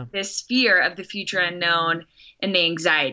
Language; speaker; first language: English; native; English